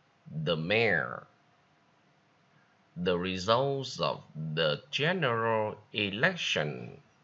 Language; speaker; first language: English; non-native, fluent; Vietnamese